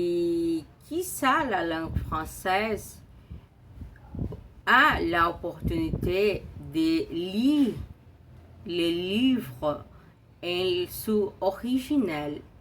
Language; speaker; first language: French; non-native, learner; Portuguese